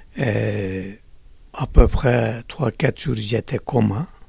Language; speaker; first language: French; non-native, learner; Kurdish